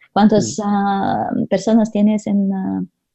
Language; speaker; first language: Spanish; non-native, learner; Russian